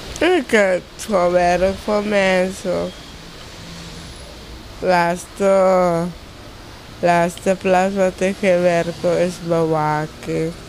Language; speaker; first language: Dutch; non-native, local second language; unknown